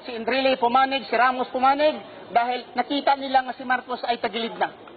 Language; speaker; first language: Filipino; native; Filipino